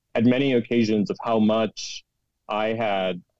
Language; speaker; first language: English; non-native, local second language; Urdu